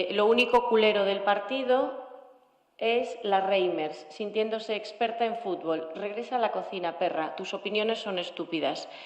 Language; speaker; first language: Spanish; non-native, local second language; Galician